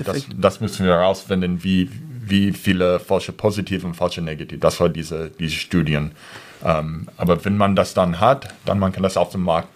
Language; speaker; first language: German; non-native, fluent; English